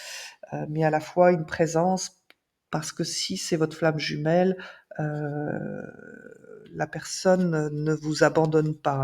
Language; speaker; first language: French; native; French